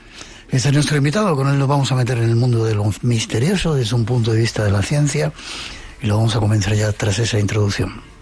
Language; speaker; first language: Spanish; native; Spanish